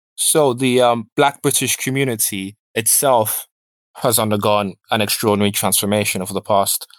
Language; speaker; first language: English; early bilingual, other home language; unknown